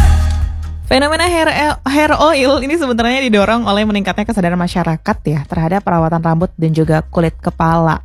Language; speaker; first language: Indonesian; native; Indonesian